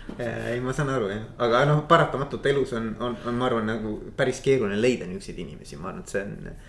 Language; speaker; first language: Estonian; native; Estonian